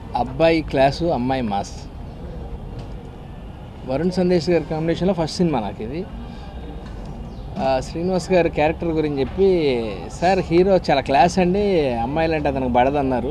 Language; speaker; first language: Telugu; native; Telugu